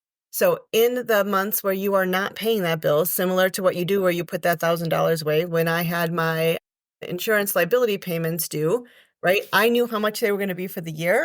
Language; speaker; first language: English; native; English